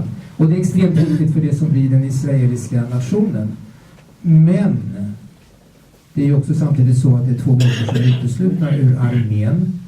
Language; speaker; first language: Swedish; native; Swedish